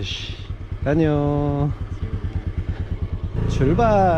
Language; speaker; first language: Korean; native; Korean